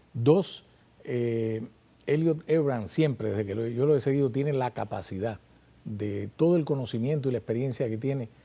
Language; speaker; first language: Spanish; native; Spanish